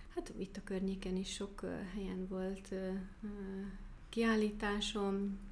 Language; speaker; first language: Hungarian; non-native, fluent; German